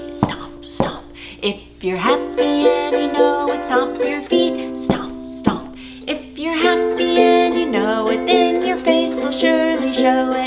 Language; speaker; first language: English; native; English